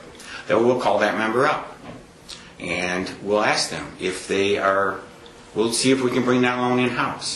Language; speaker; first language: English; native; English